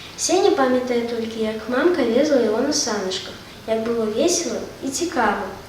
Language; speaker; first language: Belarusian; native; Belarusian